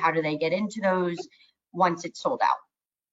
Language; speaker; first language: English; native; English